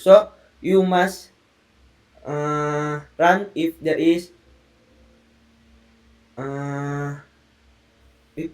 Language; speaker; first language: English; non-native, learner; Indonesian